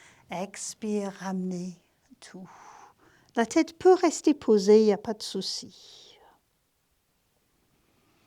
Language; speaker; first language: French; native; French